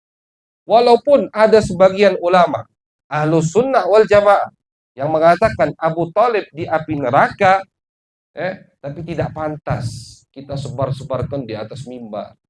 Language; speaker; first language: Indonesian; native; Indonesian